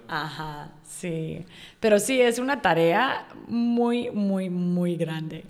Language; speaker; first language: Spanish; non-native, fluent; English